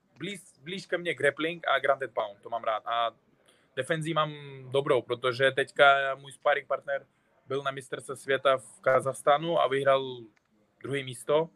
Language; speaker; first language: Czech; non-native, fluent; Uzbek